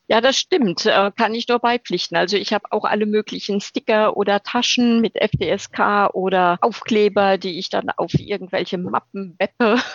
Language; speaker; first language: German; native; German